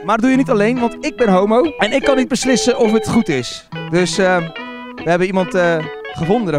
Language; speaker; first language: Dutch; native; Dutch